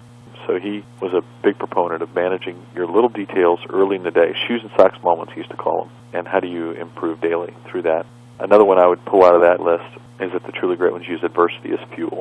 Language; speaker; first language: English; native; English